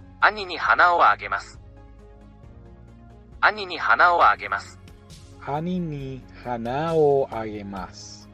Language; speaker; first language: Japanese; non-native, learner; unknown